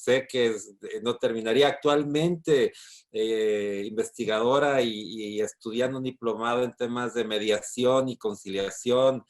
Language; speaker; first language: Spanish; native; Spanish